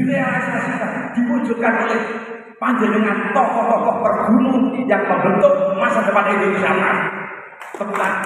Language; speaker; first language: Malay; non-native, local second language; Javanese